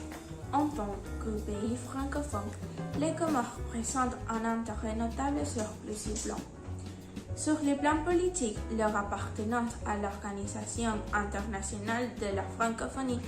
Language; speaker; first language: French; non-native, learner; Spanish